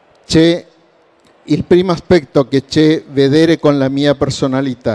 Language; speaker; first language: Italian; non-native, learner; Spanish